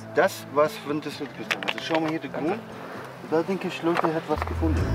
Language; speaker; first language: German; non-native, learner; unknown